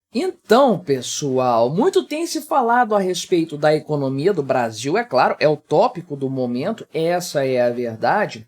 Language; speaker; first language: Portuguese; native; Portuguese